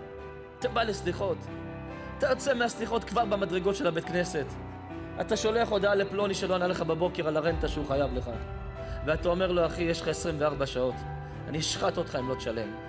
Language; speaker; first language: Hebrew; native; Hebrew